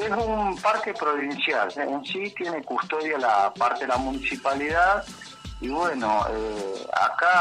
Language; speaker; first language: Spanish; native; Spanish